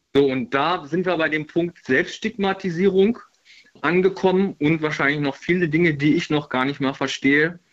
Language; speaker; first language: German; native; German